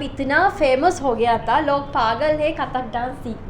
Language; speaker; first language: Hindi; non-native, learner; Sinhala